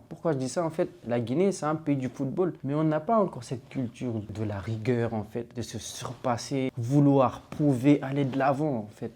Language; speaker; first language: French; non-native, local second language; Fula